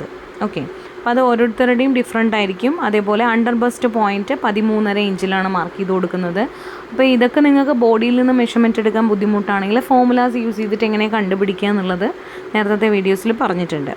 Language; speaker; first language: Malayalam; native; Malayalam